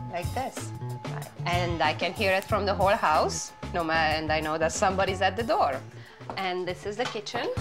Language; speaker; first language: English; non-native, fluent; Romanian